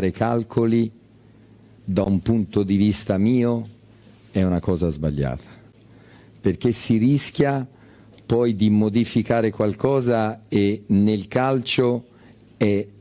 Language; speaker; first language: Italian; native; Italian